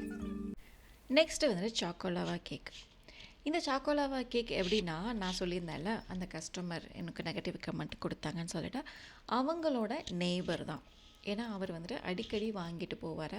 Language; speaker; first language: Tamil; native; Tamil